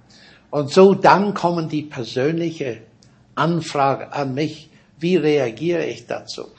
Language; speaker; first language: German; non-native, fluent; English